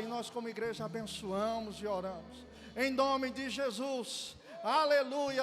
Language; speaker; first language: Portuguese; native; Portuguese